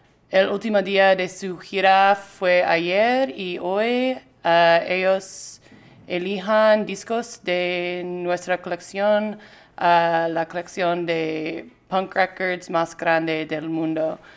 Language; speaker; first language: Spanish; non-native, learner; English